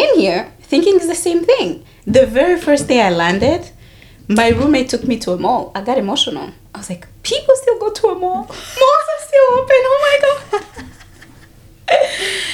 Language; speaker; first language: English; non-native, local second language; Kinyarwanda